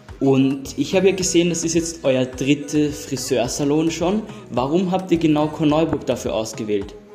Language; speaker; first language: German; native; German